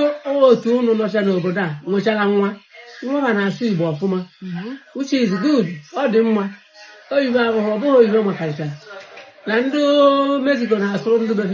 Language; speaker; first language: Igbo; native; Igbo